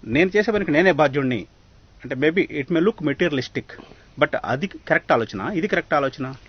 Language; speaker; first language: Telugu; native; Telugu